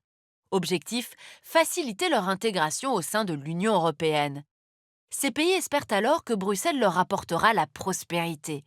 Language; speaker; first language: French; native; French